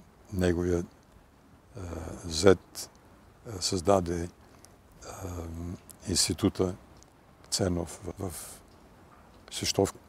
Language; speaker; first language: Bulgarian; early bilingual, heritage; Bulgarian